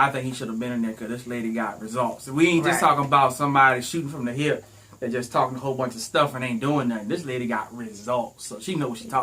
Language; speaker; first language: English; native; English